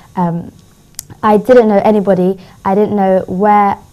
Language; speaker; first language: English; native; English